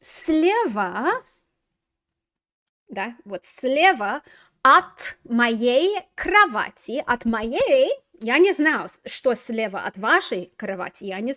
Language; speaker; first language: Russian; non-native, fluent; English